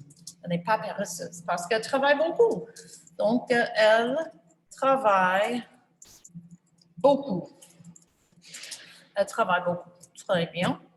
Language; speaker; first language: French; non-native, fluent; English